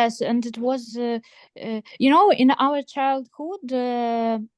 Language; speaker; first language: English; non-native, learner; Ukrainian